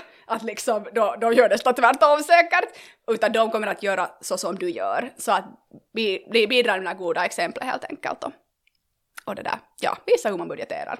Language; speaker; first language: Swedish; native; Swedish